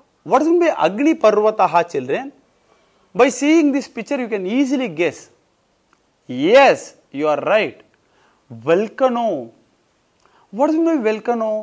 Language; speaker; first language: English; non-native, local second language; Tamil